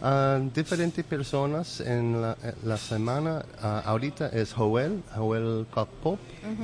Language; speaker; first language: Spanish; non-native, learner; English